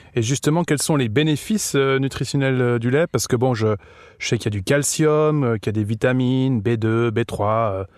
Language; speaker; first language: French; native; French